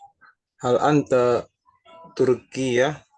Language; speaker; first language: Arabic; non-native, learner; Indonesian